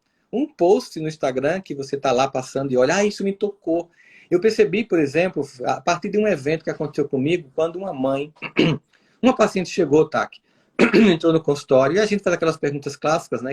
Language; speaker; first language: Portuguese; native; Portuguese